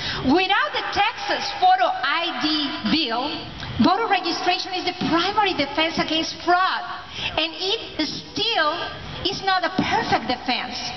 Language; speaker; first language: English; non-native, fluent; Spanish